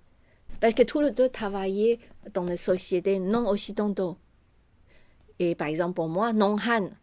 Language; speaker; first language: French; non-native, fluent; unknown